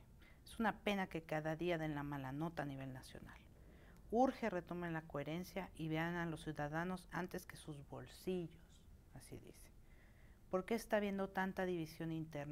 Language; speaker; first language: Spanish; native; Spanish